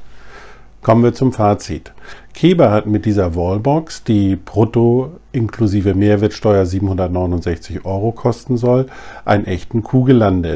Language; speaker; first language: German; native; German